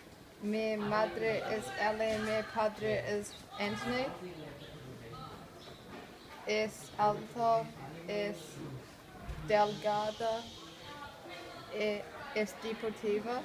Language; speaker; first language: Spanish; non-native, learner; English